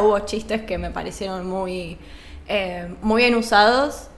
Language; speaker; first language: Spanish; native; Spanish